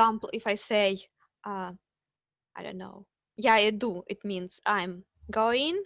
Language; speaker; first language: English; non-native, fluent; Ukrainian